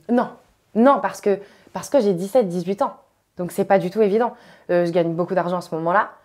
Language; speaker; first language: French; native; French